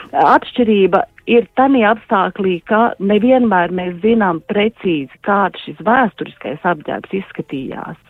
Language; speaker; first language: Latvian; native; Latvian